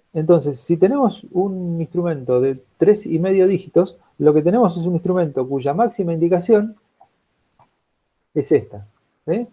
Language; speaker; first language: Spanish; native; Spanish